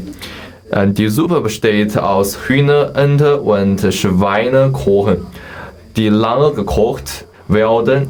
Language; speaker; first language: German; non-native, learner; Chinese